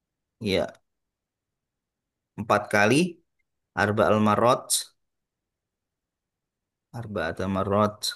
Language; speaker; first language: Arabic; non-native, fluent; Indonesian